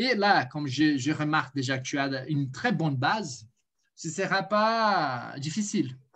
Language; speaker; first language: French; non-native, fluent; Portuguese